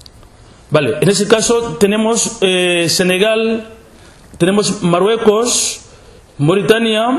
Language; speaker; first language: Spanish; non-native, local second language; Wolof